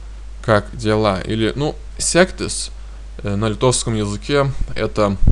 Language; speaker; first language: Russian; non-native, fluent; Lithuanian